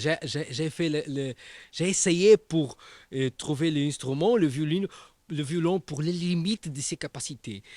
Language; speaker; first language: French; non-native, learner; Portuguese